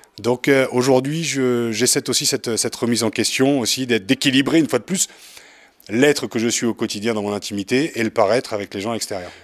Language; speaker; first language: French; native; French